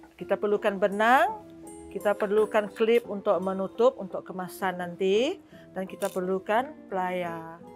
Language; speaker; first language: Malay; non-native, local second language; Iban